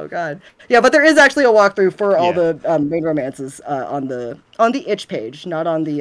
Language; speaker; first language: English; native; English